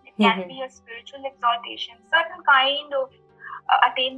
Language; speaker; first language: English; non-native, local second language; Bangla